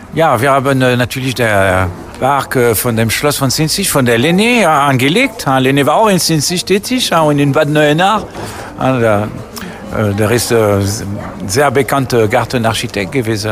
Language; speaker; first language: German; non-native, fluent; French